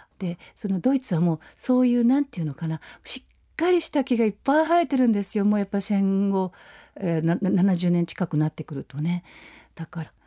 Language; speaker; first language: Japanese; native; Japanese